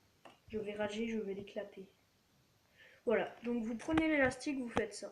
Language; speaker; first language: French; native; French